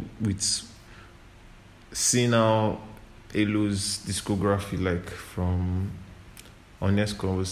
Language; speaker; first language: English; non-native, local second language; Yoruba